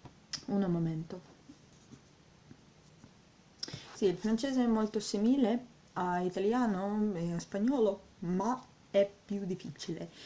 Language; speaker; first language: Italian; non-native, learner; Russian